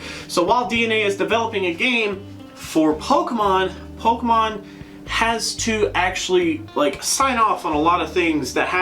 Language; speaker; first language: English; native; English